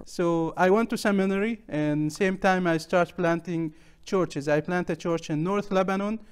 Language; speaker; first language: English; non-native, learner; Arabic